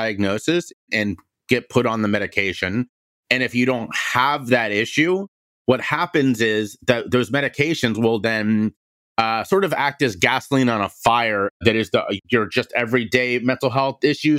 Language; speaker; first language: English; native; English